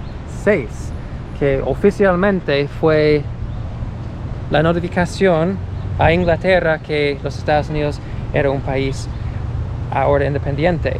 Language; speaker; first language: Spanish; non-native, fluent; English